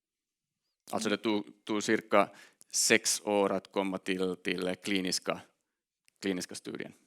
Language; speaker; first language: Swedish; non-native, local second language; Finnish